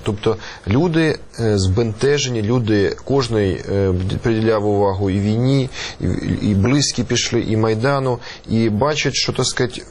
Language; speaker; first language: Ukrainian; native; Ukrainian